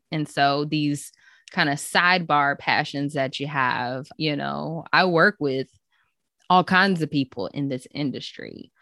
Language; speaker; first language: English; native; English